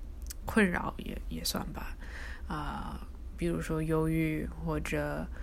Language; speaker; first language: Chinese; early bilingual, heritage; Chinese